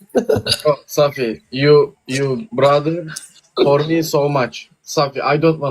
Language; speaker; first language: English; non-native, learner; Turkish